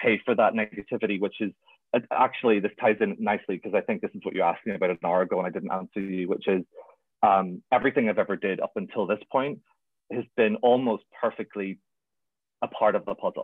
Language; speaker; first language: English; native; English